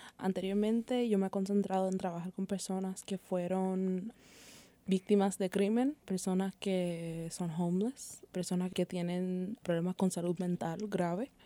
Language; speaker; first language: Spanish; native; Spanish